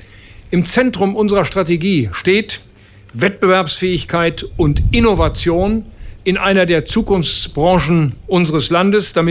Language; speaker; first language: German; native; German